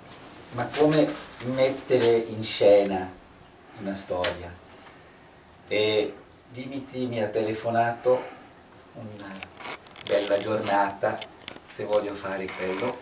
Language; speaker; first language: Italian; non-native, fluent; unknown